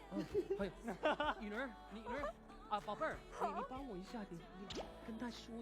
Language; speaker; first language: Chinese; non-native, fluent; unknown